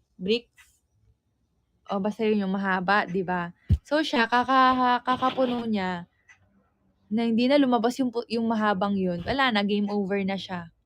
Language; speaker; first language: Filipino; native; Filipino